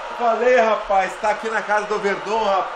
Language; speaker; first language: Portuguese; native; Portuguese